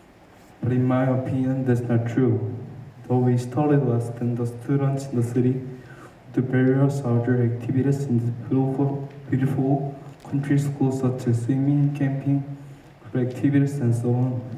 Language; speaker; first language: English; non-native, fluent; Korean